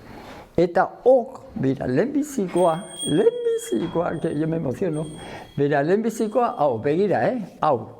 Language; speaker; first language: Basque; native; Basque